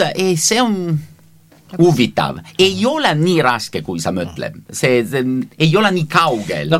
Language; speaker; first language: Estonian; non-native, learner; Italian